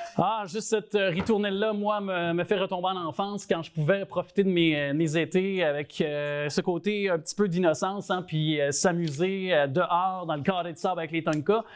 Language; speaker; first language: French; native; French